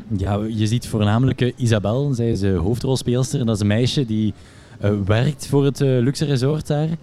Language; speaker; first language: Dutch; native; Dutch